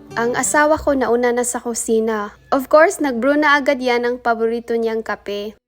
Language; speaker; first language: Filipino; non-native, local second language; Cebuano